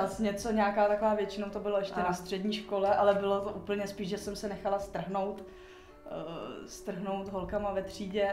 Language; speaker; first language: Czech; native; Czech